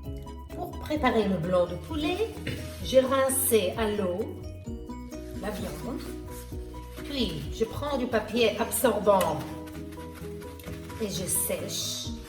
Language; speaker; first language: French; non-native, fluent; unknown